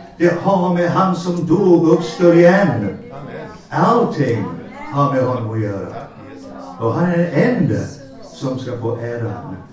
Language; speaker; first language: Swedish; non-native, fluent; English